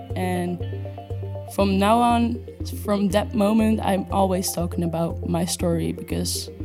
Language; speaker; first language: English; non-native, fluent; Dutch